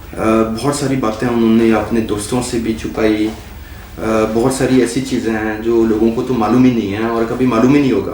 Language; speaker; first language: Urdu; non-native, fluent; French